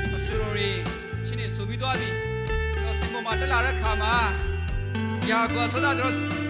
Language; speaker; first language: Burmese; non-native, local second language; Hakha Chin